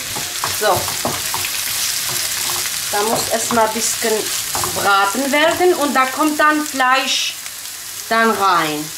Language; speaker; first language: German; non-native, local second language; Kurdish